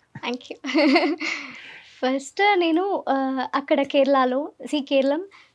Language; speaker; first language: Telugu; non-native, learner; Malayalam